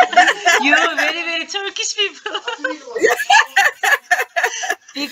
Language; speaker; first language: English; non-native, learner; Turkish